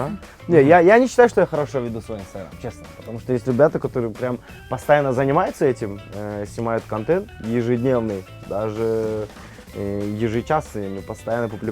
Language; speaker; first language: Russian; native; Russian